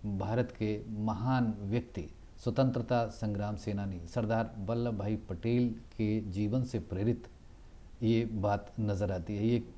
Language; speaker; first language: Hindi; native; Hindi